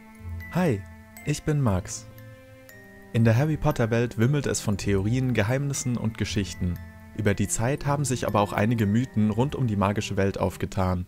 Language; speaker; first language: German; native; German